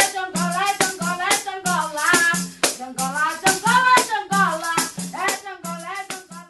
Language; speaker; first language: Portuguese; native; Portuguese